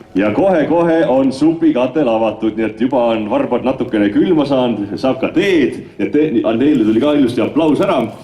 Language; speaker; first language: Estonian; native; Estonian